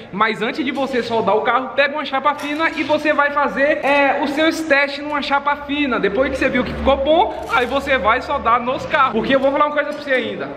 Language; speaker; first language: Portuguese; native; Portuguese